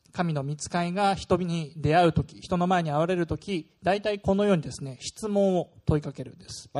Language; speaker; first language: Japanese; non-native, fluent; German